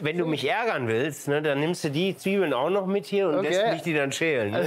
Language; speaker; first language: German; native; German